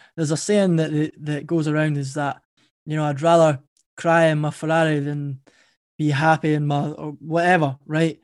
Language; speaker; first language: English; native; English